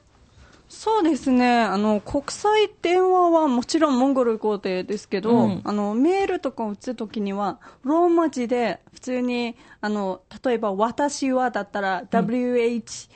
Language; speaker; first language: Japanese; non-native, fluent; Mongolian